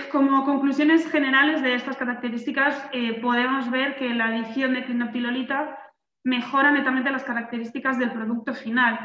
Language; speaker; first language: Spanish; native; Spanish